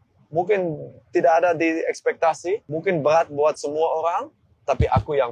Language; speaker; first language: Indonesian; non-native, learner; Dutch